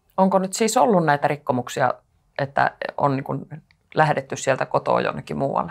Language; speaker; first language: Finnish; native; Finnish